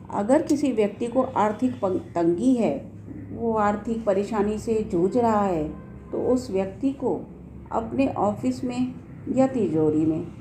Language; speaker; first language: Hindi; native; Hindi